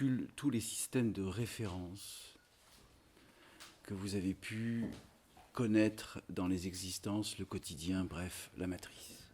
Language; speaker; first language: French; native; French